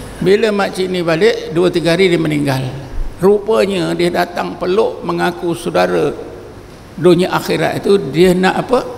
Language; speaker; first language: Malay; native; Malay